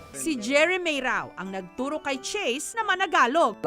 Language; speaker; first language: Filipino; native; Filipino